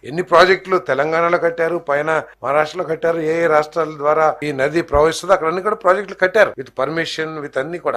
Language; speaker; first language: Telugu; native; Telugu